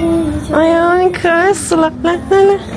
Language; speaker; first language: Chinese; early bilingual, heritage; Chinese